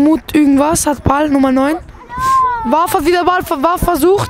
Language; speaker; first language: German; non-native, learner; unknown